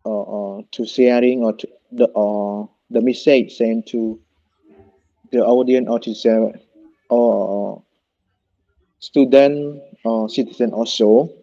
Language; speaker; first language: English; non-native, learner; Khmer